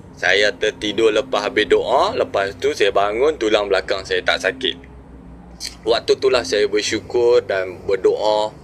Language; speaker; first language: Malay; native; Malay